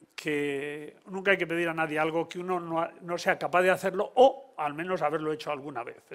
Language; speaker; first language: Spanish; native; Spanish